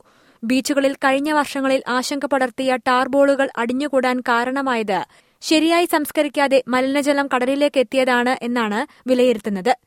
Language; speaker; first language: Malayalam; native; Malayalam